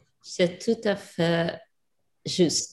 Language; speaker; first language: French; non-native, learner; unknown